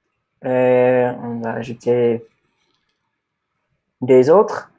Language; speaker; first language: French; non-native, fluent; English